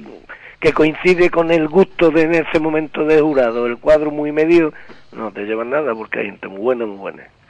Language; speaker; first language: Spanish; native; Spanish